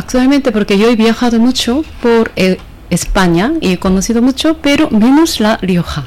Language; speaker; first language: Spanish; non-native, fluent; Korean